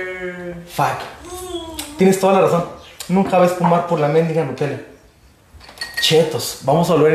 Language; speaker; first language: Spanish; native; Spanish